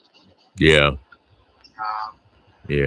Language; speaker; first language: English; native; English